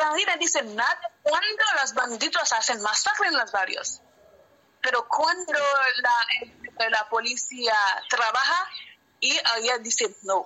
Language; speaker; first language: Spanish; non-native, learner; Haitian Creole